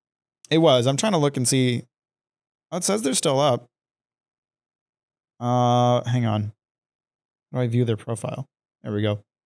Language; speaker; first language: English; native; English